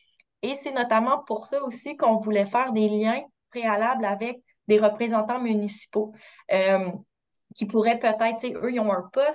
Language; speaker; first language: French; native; French